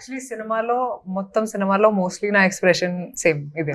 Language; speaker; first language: Telugu; non-native, fluent; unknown